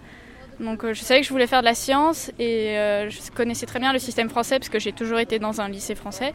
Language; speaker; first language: French; early bilingual, heritage; French